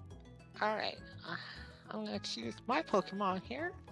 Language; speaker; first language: English; native; English